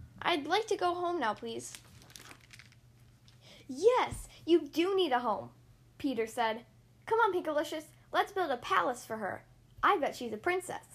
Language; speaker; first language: English; native; English